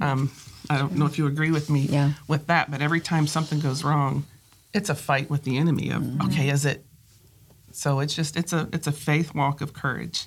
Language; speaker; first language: English; native; English